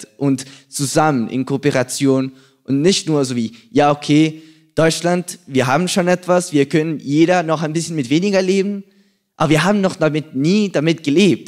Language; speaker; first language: German; non-native, fluent; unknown